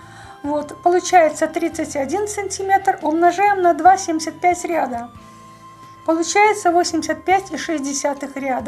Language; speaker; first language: Russian; native; Russian